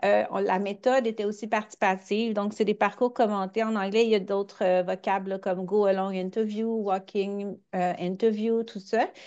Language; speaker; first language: French; native; French